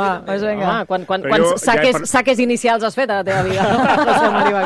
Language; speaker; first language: Catalan; native; Catalan